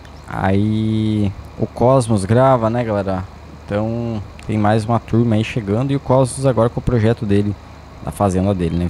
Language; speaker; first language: Portuguese; native; Portuguese